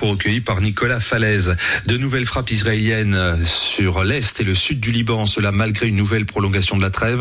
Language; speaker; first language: French; native; French